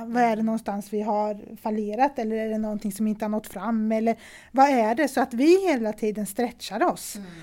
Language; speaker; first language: Swedish; native; Swedish